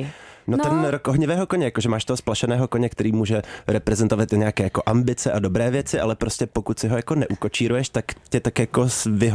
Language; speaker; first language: Czech; native; Czech